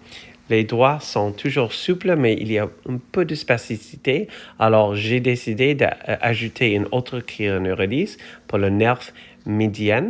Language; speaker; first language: French; non-native, fluent; English